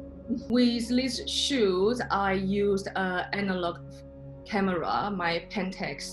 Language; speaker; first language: English; non-native, fluent; Chinese